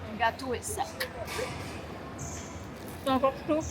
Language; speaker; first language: French; native; French